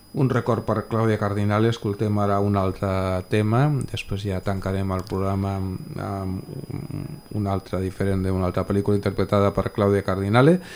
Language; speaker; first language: Catalan; non-native, local second language; Spanish